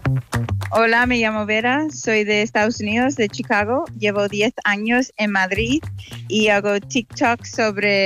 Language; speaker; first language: Spanish; non-native, fluent; English